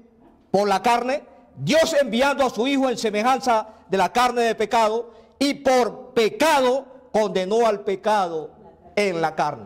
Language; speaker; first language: Spanish; native; Spanish